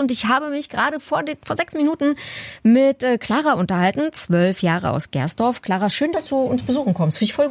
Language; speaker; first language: German; native; German